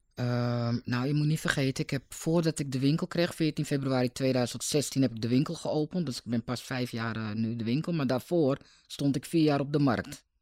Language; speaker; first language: Dutch; native; Dutch